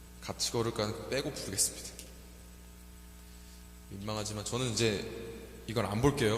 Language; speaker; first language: Korean; native; Korean